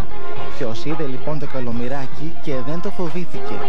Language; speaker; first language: Greek; native; Greek